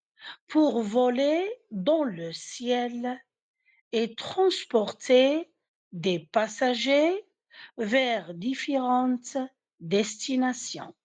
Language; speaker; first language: French; non-native, fluent; Arabic